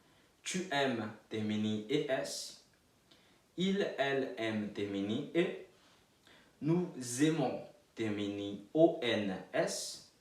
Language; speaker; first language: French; non-native, fluent; Portuguese